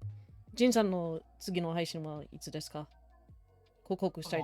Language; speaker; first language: Japanese; non-native, learner; English